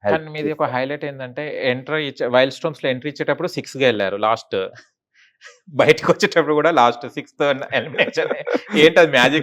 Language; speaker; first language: Telugu; native; Telugu